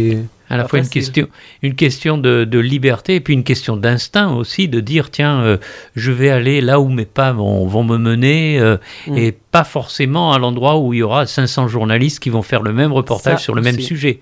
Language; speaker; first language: French; native; French